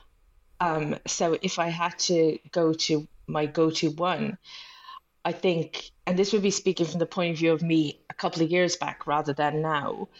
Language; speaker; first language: English; native; English